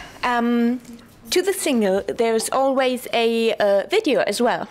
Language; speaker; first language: English; non-native, fluent; German